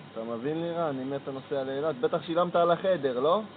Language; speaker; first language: Hebrew; native; Hebrew